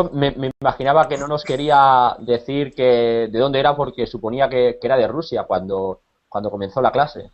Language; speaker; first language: Spanish; native; Spanish